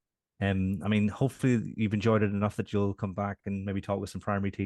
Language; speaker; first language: English; native; English